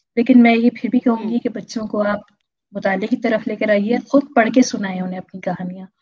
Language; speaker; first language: Urdu; native; Urdu